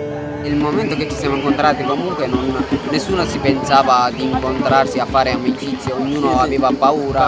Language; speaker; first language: Italian; non-native, learner; Somali